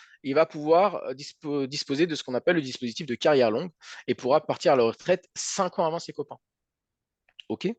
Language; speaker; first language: French; native; French